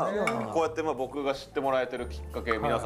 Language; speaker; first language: Japanese; native; Japanese